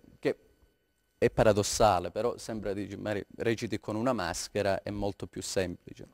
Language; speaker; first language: Italian; native; Italian